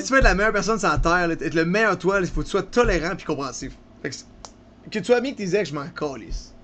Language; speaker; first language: French; native; French